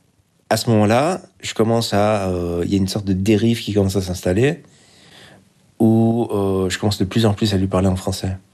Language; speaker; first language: French; non-native, fluent; Persian